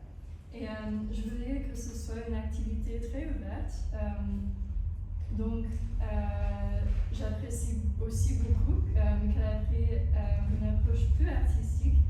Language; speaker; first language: French; non-native, fluent; English